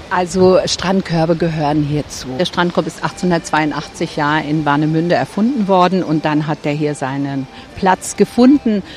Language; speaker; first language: German; native; German